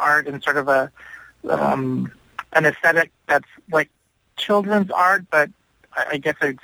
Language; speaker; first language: English; native; English